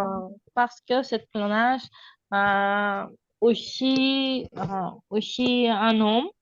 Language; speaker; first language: French; non-native, learner; Uzbek